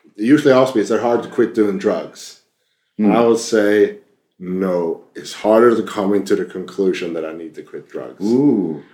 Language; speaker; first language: English; non-native, fluent; Swedish